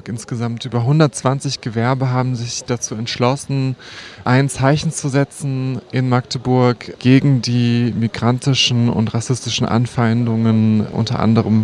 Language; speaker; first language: German; native; German